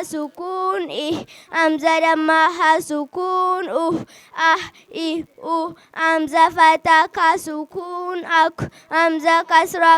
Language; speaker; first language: Arabic; non-native, learner; Oromo